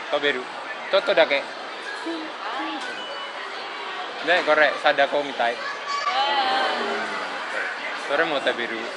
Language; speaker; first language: Japanese; non-native, learner; Indonesian